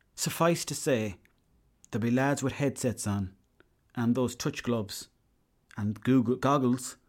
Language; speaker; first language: English; native; English